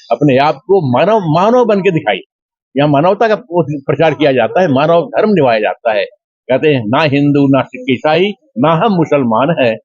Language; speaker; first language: Hindi; native; Hindi